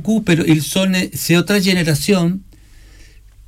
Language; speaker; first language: French; non-native, learner; Spanish